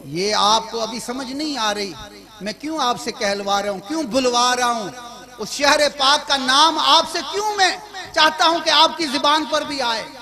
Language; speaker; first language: Urdu; non-native, local second language; Sindhi